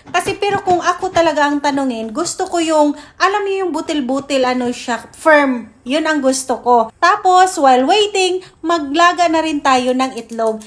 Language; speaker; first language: Filipino; native; Filipino